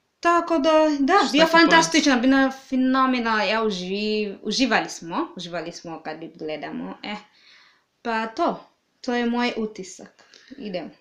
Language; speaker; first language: Serbian; non-native, learner; Swahili